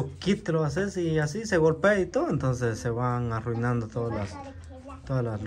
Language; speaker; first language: Spanish; native; Spanish